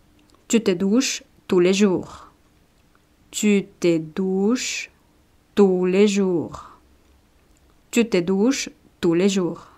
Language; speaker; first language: French; non-native, fluent; Spanish